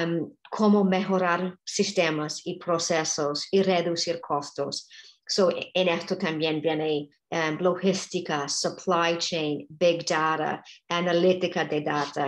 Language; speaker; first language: Spanish; non-native, fluent; English